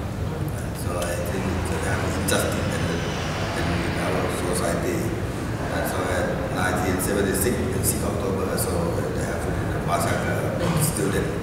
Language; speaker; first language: English; non-native, learner; Thai